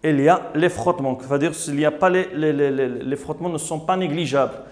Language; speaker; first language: French; non-native, local second language; Arabic